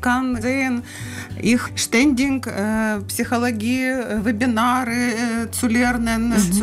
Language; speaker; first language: German; non-native, learner; Russian